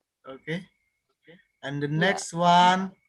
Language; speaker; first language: English; non-native, learner; Indonesian